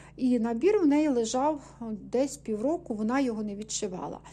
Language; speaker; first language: Ukrainian; non-native, local second language; Russian